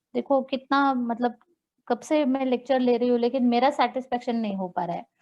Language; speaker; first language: Hindi; non-native, local second language; Marathi